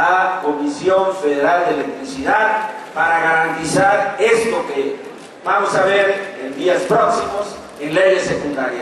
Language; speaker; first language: Spanish; native; Spanish